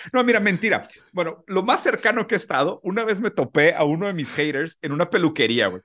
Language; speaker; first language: Spanish; early bilingual, other home language; Portuguese